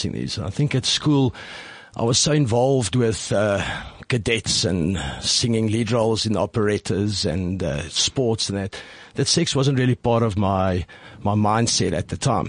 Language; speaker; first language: English; non-native, local second language; Afrikaans